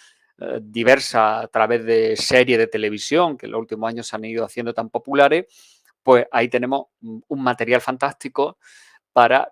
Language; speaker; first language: Spanish; native; Spanish